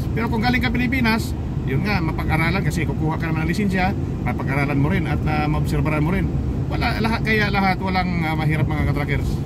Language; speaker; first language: Filipino; non-native, local second language; Cebuano